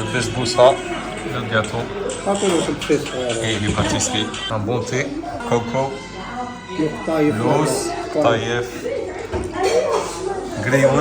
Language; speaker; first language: French; native; French